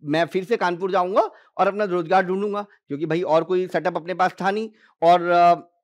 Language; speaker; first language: Hindi; native; Hindi